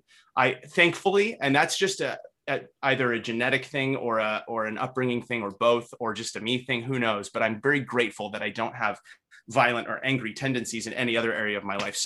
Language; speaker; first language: English; native; English